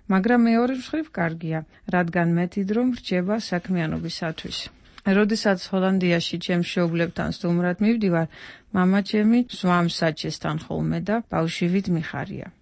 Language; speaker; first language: Georgian; non-native, fluent; Dutch